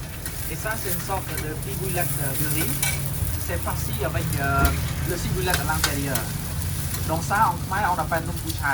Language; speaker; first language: French; non-native, fluent; Khmer